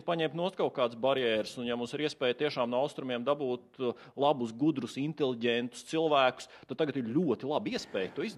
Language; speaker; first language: Latvian; native; Latvian